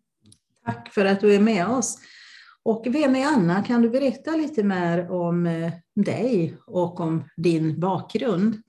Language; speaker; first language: Swedish; non-native, fluent; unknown